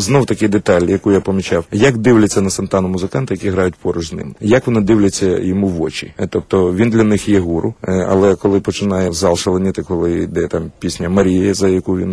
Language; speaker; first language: Ukrainian; native; Ukrainian